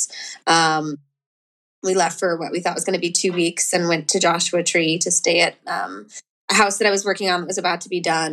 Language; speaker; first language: English; native; English